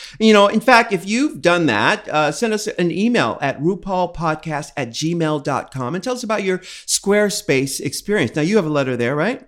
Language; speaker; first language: English; native; English